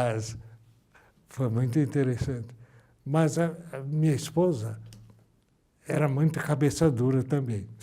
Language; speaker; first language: Portuguese; early bilingual, other home language; Japanese